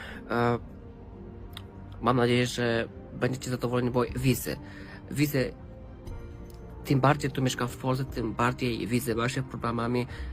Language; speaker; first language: Polish; non-native, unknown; Romanian